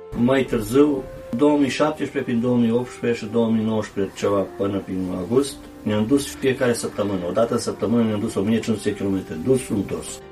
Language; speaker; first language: Romanian; early bilingual, heritage; Romanian